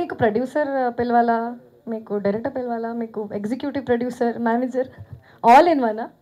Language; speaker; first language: Telugu; non-native, fluent; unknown